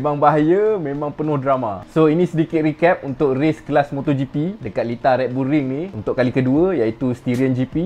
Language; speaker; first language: Malay; native; Malay